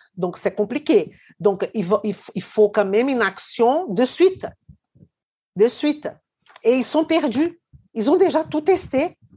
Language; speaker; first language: French; non-native, fluent; Portuguese